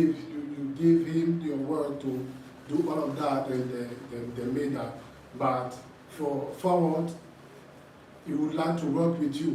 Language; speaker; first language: English; non-native, fluent; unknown